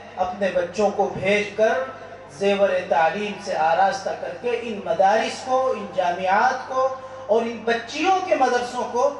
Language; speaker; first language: Urdu; native; Urdu